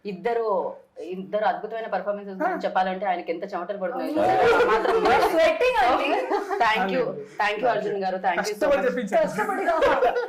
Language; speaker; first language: Telugu; native; Telugu